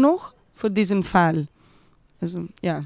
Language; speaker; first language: German; non-native, fluent; Greek